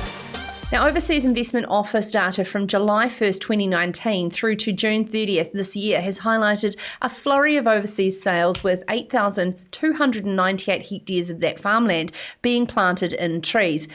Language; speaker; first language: English; native; English